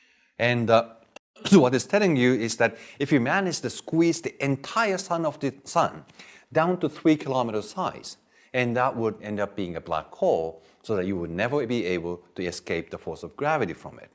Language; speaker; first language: English; non-native, fluent; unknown